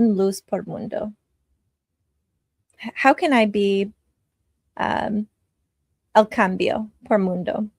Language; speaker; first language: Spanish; non-native, learner; English